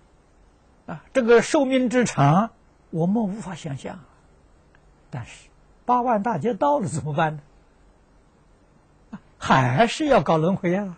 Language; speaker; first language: Chinese; native; Chinese